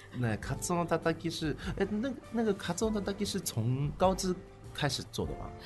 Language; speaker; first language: Chinese; non-native, learner; Japanese